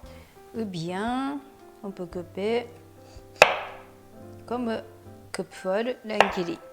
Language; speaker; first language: French; non-native, fluent; Japanese